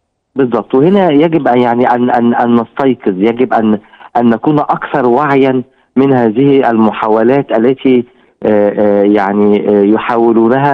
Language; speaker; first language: Arabic; native; Arabic